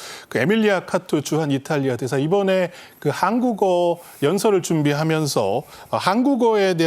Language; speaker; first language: Korean; native; Korean